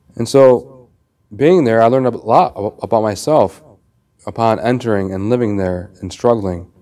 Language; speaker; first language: English; native; English